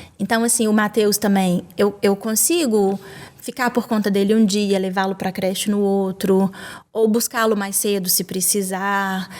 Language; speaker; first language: Portuguese; native; Portuguese